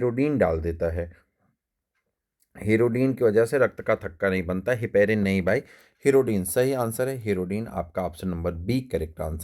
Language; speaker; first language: Hindi; native; Hindi